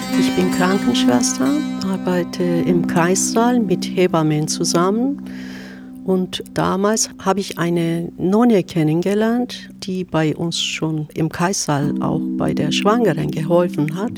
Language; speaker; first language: German; non-native, fluent; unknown